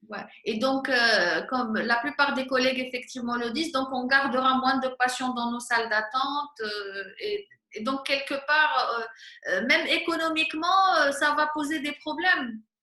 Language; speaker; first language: French; non-native, local second language; Arabic